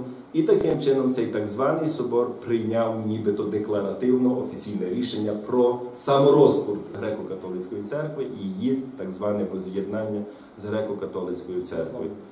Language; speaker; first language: Ukrainian; native; Ukrainian